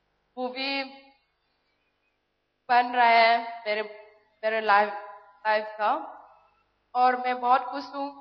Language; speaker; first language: Hindi; non-native, local second language; Manipuri